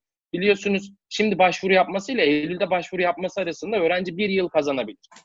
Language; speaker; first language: Turkish; native; Turkish